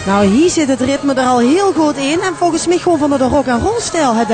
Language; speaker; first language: Dutch; native; Dutch